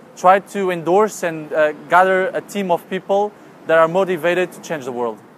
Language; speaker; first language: English; non-native, fluent; Portuguese